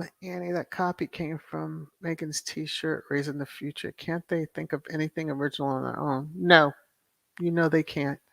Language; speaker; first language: English; native; English